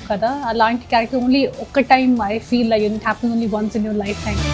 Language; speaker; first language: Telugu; non-native, fluent; Hindi